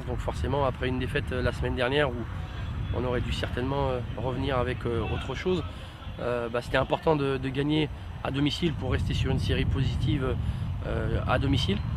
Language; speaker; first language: French; native; French